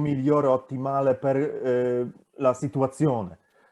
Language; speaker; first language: Italian; non-native, fluent; Polish